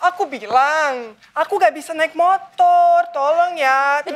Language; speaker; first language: Indonesian; non-native, fluent; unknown